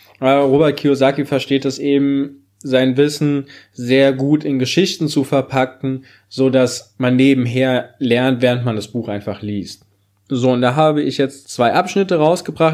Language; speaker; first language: German; native; German